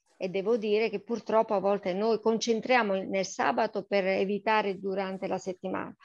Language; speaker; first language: Italian; native; Italian